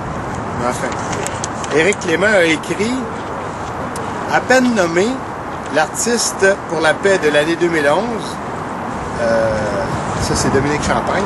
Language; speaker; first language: French; native; French